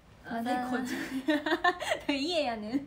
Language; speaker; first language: Japanese; native; Japanese